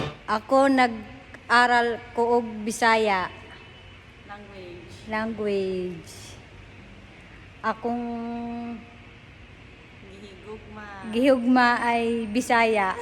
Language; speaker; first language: Cebuano; non-native, learner; Filipino